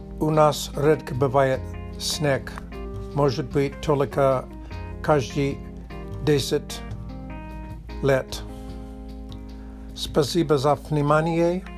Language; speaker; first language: Russian; non-native, learner; English